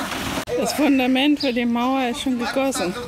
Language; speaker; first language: German; native; German